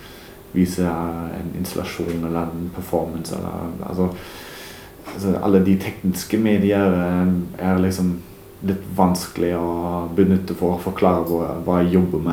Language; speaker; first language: Norwegian; non-native, fluent; German